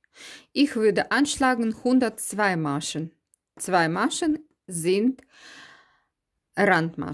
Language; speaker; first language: German; non-native, fluent; Russian